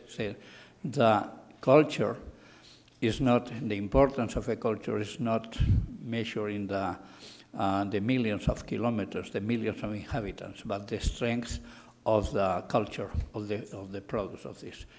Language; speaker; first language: English; non-native, fluent; Catalan